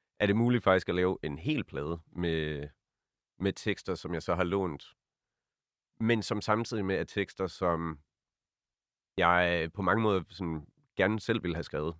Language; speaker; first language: Danish; native; Danish